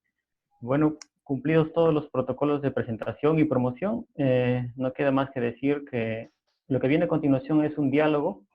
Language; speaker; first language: Spanish; native; Spanish